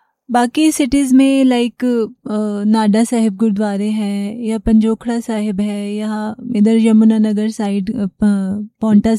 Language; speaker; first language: Hindi; native; Hindi